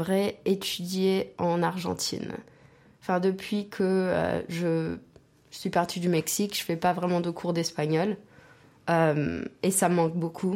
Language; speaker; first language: French; non-native, fluent; Spanish